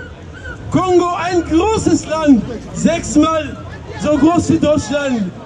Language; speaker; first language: German; non-native, fluent; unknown